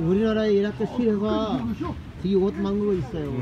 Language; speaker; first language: Korean; non-native, learner; Bangla